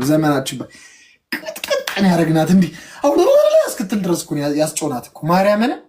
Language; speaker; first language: Amharic; native; Amharic